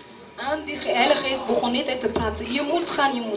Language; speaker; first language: Dutch; early bilingual, other home language; French